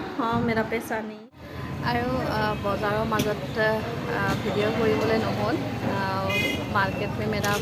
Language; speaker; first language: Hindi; non-native, local second language; Assamese